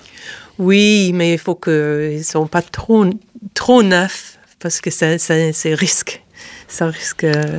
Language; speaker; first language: French; non-native, fluent; English